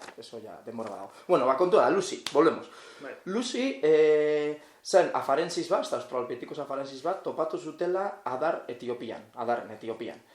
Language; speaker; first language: Basque; non-native, local second language; Spanish